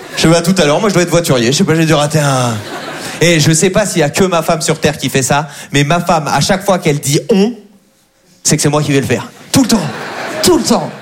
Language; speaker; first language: French; native; French